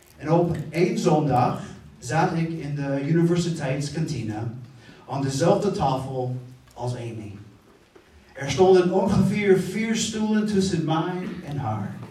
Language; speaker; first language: Dutch; non-native, fluent; English